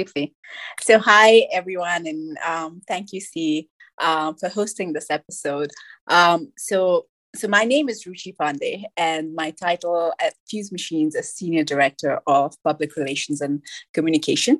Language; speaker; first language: English; non-native, local second language; Nepali